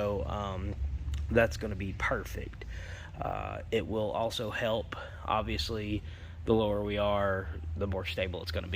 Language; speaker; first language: English; native; English